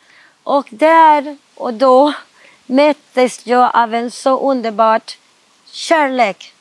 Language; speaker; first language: Swedish; non-native, fluent; Spanish